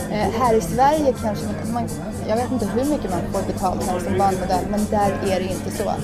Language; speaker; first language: Swedish; early bilingual, heritage; English